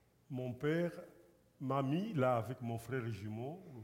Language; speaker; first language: French; non-native, local second language; Lingala